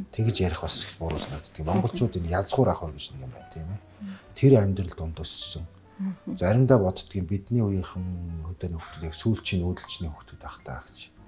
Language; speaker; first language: Mongolian; native; Mongolian